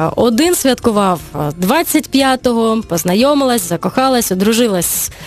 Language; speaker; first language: Ukrainian; native; Ukrainian